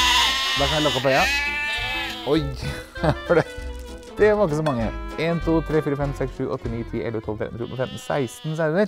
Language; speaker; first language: Norwegian; native; Norwegian